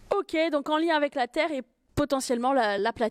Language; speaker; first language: French; native; French